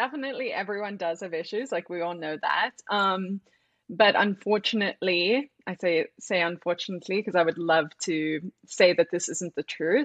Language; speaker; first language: English; native; English